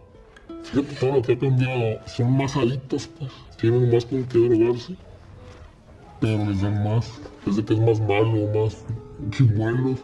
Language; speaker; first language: Spanish; native; Spanish